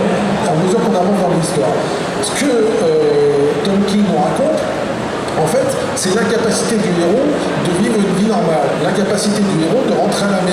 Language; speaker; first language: French; native; French